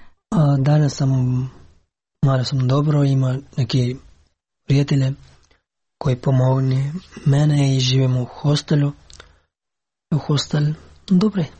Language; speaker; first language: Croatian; non-native, learner; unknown